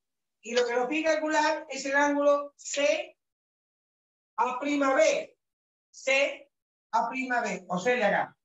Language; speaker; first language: Spanish; native; Spanish